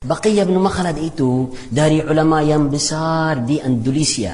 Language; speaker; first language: Indonesian; non-native, fluent; Arabic